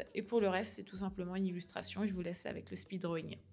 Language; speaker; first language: French; native; French